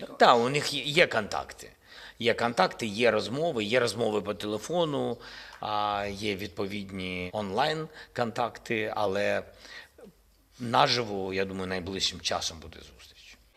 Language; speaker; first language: Ukrainian; non-native, local second language; Russian